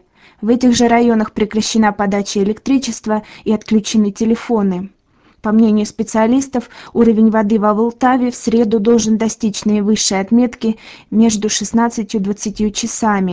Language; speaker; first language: Russian; native; Russian